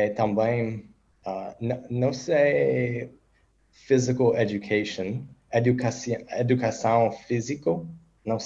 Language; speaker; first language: Portuguese; non-native, learner; English